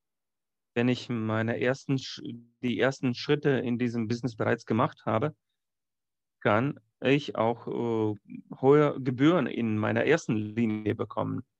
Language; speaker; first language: German; non-native, fluent; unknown